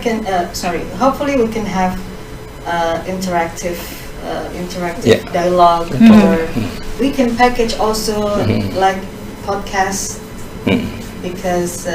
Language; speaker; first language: English; non-native, fluent; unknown